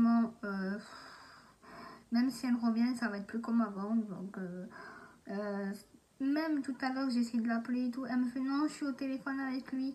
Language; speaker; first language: French; native; French